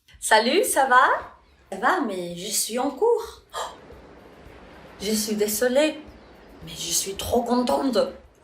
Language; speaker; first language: French; non-native, fluent; Spanish